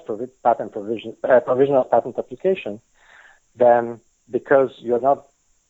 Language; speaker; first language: English; non-native, fluent; Italian